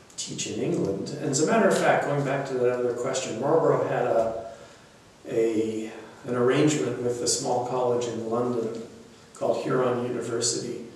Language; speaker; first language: English; native; English